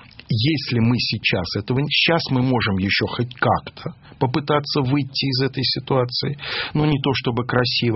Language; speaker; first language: Russian; native; Russian